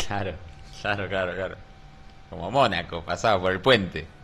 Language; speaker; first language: Spanish; native; Spanish